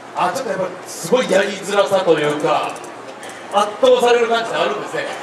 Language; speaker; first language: Japanese; native; Japanese